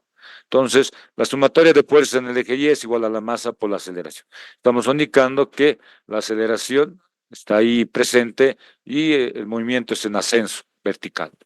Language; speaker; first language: Spanish; native; Spanish